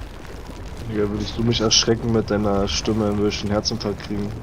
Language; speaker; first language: German; native; German